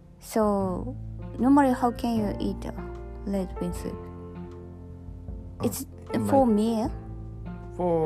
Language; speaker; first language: English; non-native, learner; Japanese